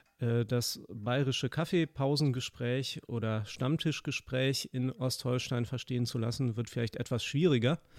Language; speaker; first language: German; native; German